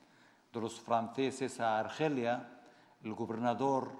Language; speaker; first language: Spanish; non-native, fluent; Arabic